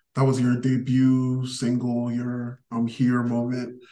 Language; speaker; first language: English; native; English